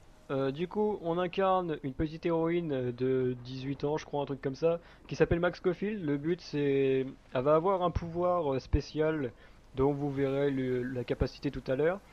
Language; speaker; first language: French; native; French